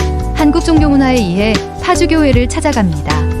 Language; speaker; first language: Korean; native; Korean